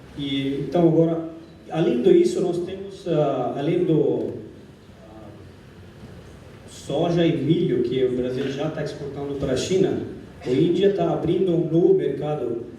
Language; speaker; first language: Portuguese; non-native, fluent; English